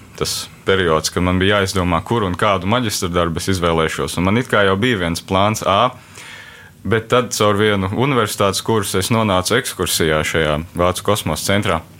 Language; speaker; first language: Latvian; early bilingual, heritage; Latvian